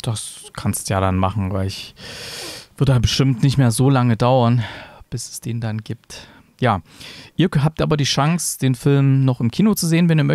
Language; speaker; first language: German; native; German